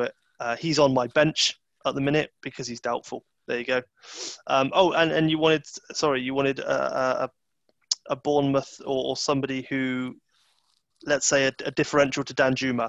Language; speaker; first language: English; native; English